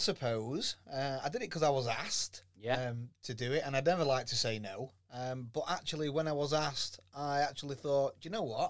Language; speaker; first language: English; native; English